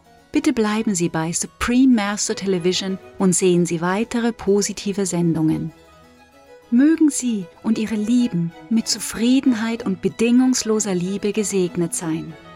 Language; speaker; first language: German; native; German